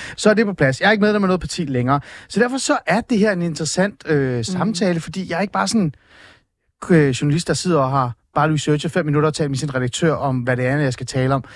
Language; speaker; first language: Danish; early bilingual, other home language; Persian